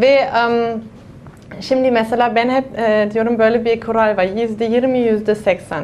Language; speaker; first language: Turkish; non-native, fluent; German